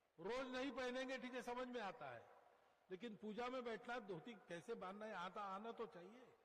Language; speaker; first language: Hindi; non-native, local second language; Marathi